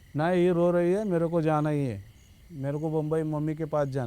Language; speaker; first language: Hindi; non-native, local second language; Marathi